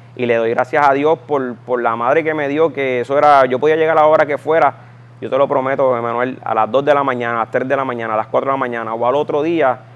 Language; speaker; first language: Spanish; native; Spanish